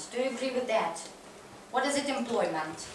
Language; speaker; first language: English; non-native, fluent; Russian